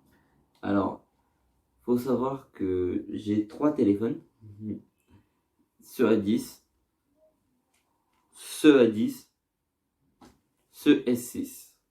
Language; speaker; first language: French; native; French